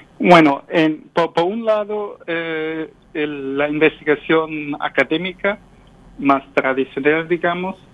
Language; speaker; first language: Spanish; non-native, learner; German